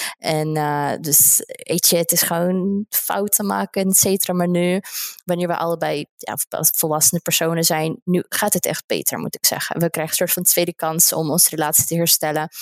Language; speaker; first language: Dutch; non-native, fluent; Russian